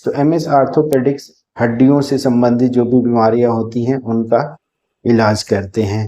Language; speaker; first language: Hindi; native; Hindi